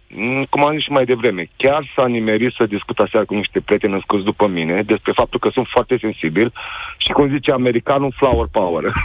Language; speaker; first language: Romanian; native; Romanian